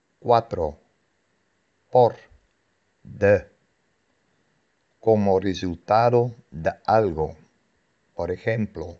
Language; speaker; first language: Spanish; non-native, fluent; Dutch